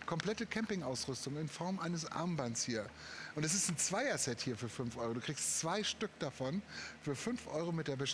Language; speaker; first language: German; native; German